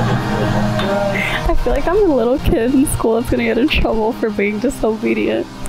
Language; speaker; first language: English; early bilingual, other home language; Spanish